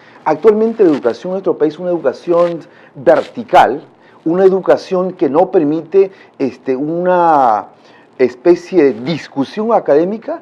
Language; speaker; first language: Spanish; non-native, local second language; Shipibo-Conibo